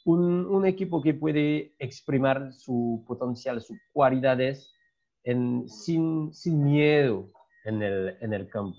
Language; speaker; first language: Spanish; non-native, learner; French